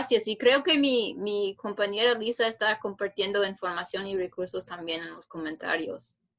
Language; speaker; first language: Spanish; non-native, fluent; English